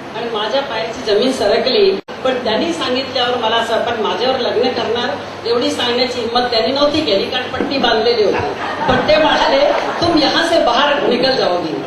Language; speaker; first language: Marathi; non-native, local second language; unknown